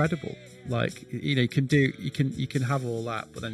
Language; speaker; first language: English; native; English